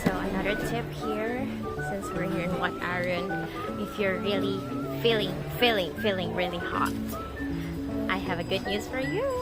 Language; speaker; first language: English; non-native, local second language; Filipino